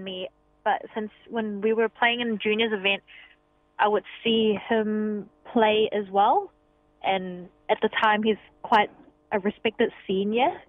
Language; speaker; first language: English; non-native, local second language; Cantonese